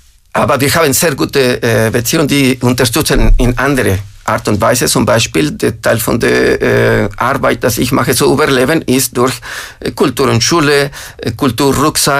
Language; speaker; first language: German; non-native, fluent; Spanish